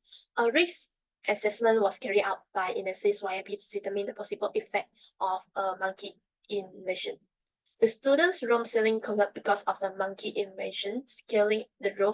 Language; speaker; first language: English; non-native, local second language; Malay